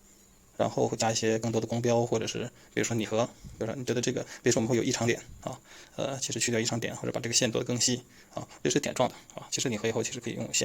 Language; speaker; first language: Chinese; native; Chinese